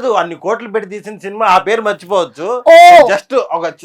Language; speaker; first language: Telugu; native; Telugu